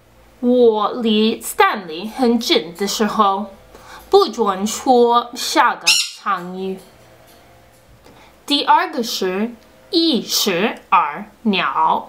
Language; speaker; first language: Chinese; non-native, learner; English